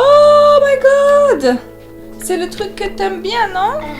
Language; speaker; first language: French; native; French